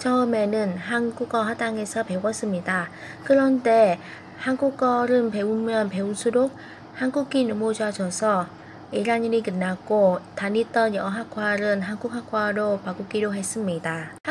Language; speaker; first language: Korean; non-native, fluent; Vietnamese